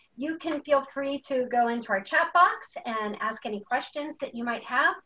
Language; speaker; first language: English; native; English